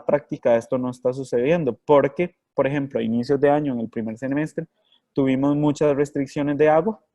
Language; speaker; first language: Spanish; native; Spanish